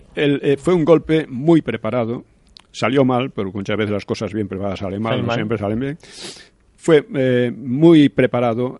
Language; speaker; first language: Spanish; native; Spanish